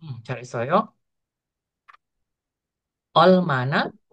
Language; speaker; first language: Korean; non-native, fluent; Indonesian